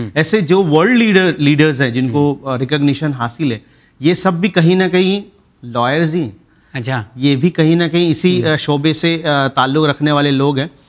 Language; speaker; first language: Hindi; native; Hindi